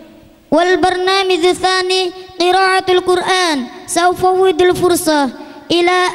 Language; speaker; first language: Arabic; non-native, learner; Indonesian